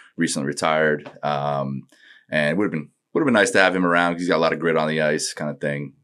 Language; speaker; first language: English; native; English